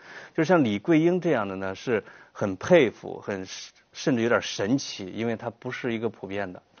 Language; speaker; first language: Chinese; native; Chinese